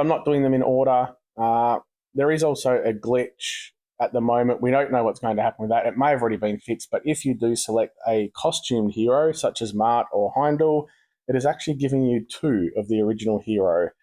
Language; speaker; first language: English; native; English